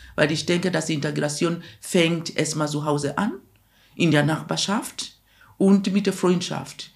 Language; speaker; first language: German; non-native, fluent; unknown